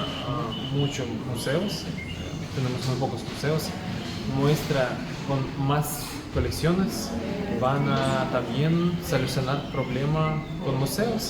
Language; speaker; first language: Spanish; non-native, learner; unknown